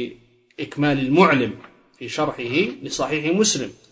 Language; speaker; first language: Arabic; native; Arabic